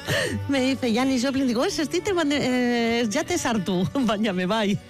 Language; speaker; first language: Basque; native; Basque